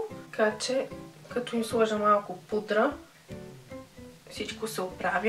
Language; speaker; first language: Bulgarian; native; Bulgarian